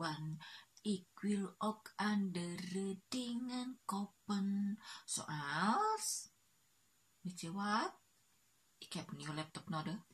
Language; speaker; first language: Dutch; non-native, learner; Indonesian